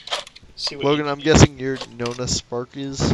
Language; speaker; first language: English; native; English